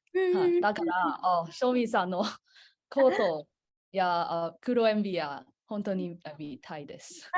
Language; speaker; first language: Japanese; non-native, learner; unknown